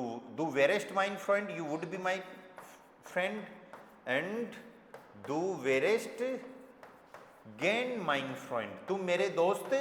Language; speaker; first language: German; non-native, fluent; Hindi